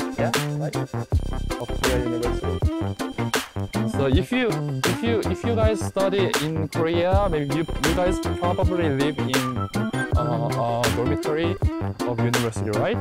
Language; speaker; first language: English; non-native, learner; Korean